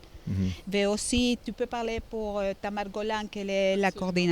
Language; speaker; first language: French; non-native, fluent; Spanish